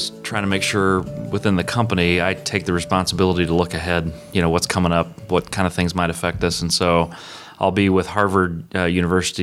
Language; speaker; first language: English; native; English